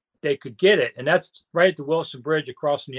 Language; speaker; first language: English; native; English